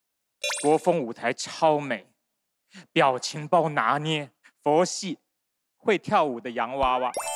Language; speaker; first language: Chinese; native; Chinese